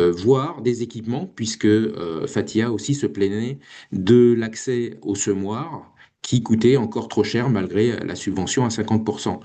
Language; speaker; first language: French; native; French